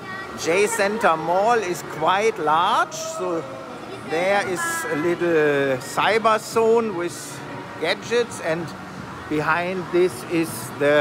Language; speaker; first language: English; non-native, fluent; German